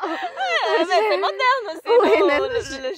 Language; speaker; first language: French; non-native, fluent; Portuguese